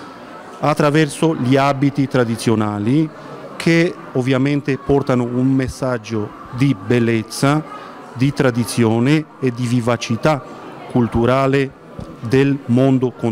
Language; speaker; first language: Italian; non-native, fluent; Romanian